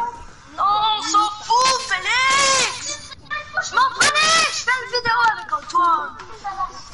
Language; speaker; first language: French; native; French